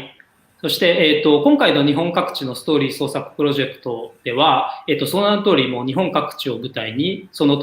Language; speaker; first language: Japanese; native; Japanese